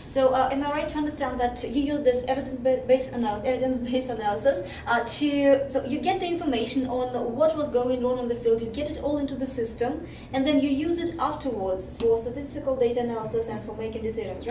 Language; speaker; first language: English; non-native, fluent; Russian